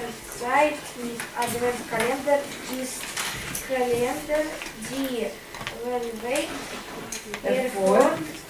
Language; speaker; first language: German; non-native, learner; Russian